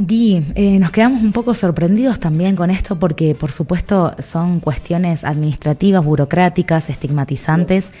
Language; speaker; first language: Spanish; native; Spanish